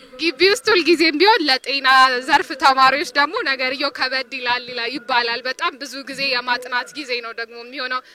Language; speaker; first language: Amharic; native; Amharic